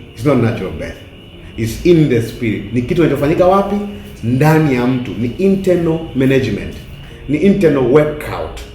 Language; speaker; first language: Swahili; native; Swahili